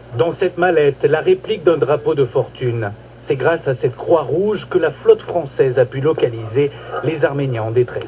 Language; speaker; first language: French; native; French